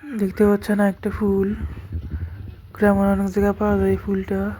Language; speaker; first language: Bangla; native; Bangla